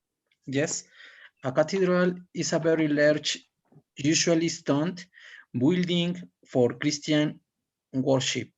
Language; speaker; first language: English; non-native, learner; Spanish